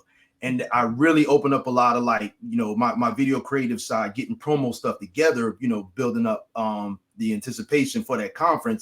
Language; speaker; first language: English; native; English